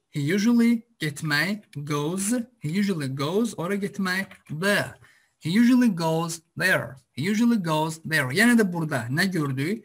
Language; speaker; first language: English; non-native, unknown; Azerbaijani